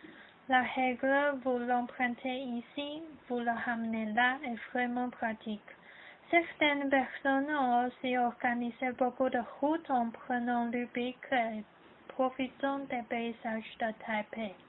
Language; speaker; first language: French; non-native, learner; Chinese